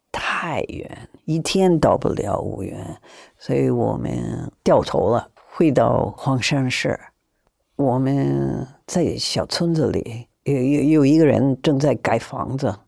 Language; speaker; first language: Chinese; non-native, fluent; English